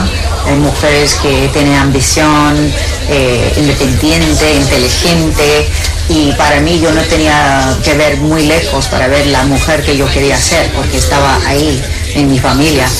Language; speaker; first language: Spanish; early bilingual, heritage; English